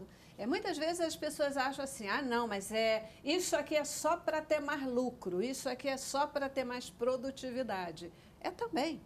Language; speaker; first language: Portuguese; native; Portuguese